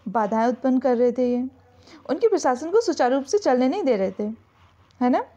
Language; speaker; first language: Hindi; native; Hindi